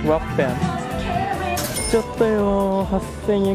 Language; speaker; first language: Japanese; native; Japanese